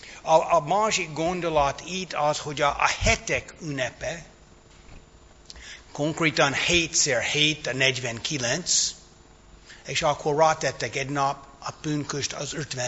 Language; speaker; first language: Hungarian; non-native, fluent; English